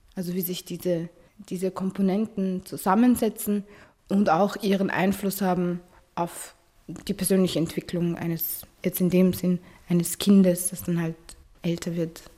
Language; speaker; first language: German; early bilingual, other home language; Arabic